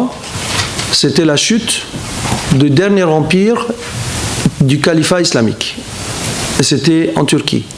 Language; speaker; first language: French; non-native, fluent; Arabic